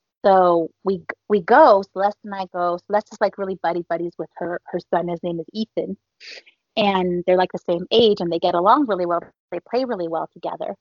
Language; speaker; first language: English; early bilingual, other home language; Spanish